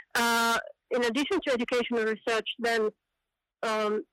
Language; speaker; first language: English; non-native, fluent; Finnish